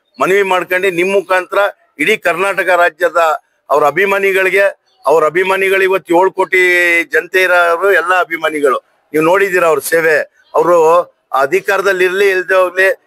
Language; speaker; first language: Kannada; non-native, local second language; Urdu